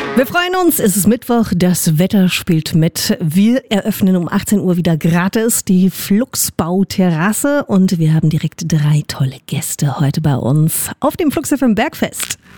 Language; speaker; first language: German; non-native, local second language; Luxembourgish